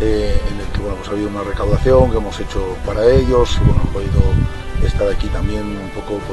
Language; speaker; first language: Spanish; native; Spanish